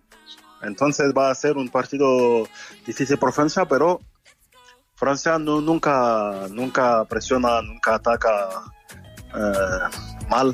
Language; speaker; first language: Spanish; non-native, fluent; French